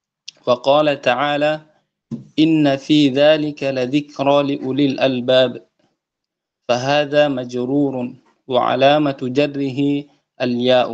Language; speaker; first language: Arabic; non-native, learner; Indonesian